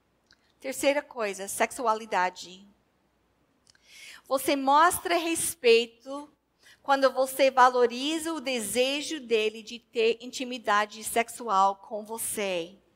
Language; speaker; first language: Portuguese; non-native, fluent; English